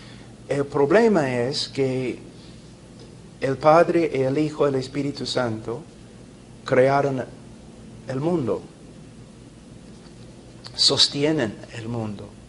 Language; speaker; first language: Spanish; non-native, fluent; English